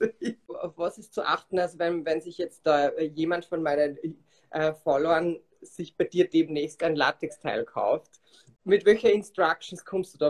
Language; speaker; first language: German; native; German